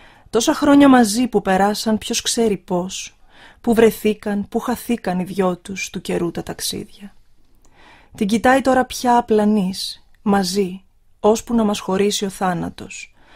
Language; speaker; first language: Greek; native; Greek